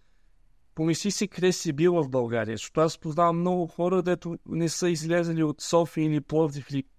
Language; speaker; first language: Bulgarian; early bilingual, heritage; Bulgarian